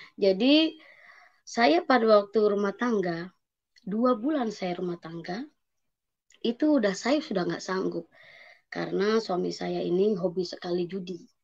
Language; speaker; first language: Indonesian; native; Indonesian